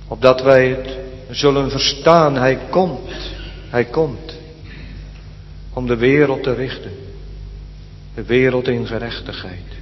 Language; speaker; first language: Dutch; native; Dutch